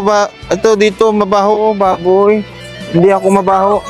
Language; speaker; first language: Filipino; non-native, learner; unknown